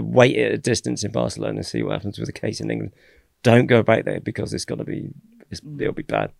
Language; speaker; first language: English; native; English